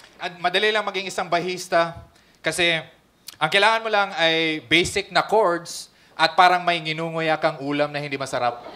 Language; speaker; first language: Filipino; non-native, local second language; Cebuano